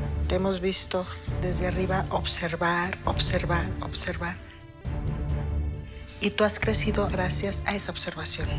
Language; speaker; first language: Spanish; native; Spanish